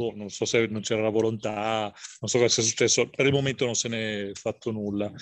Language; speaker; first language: Italian; native; Italian